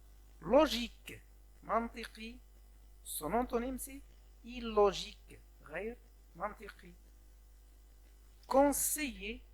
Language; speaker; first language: French; non-native, local second language; Arabic